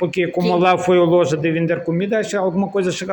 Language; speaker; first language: Portuguese; non-native, fluent; Russian